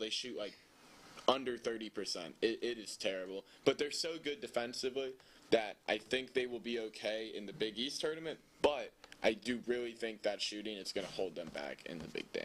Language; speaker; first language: English; native; English